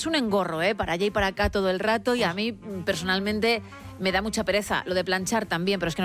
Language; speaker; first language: Spanish; native; Spanish